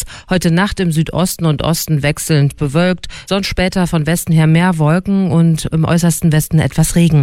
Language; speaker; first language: German; native; German